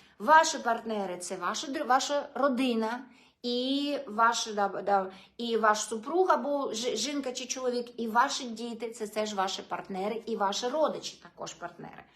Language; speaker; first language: Ukrainian; non-native, local second language; Russian